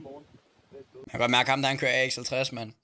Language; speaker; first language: Danish; native; Danish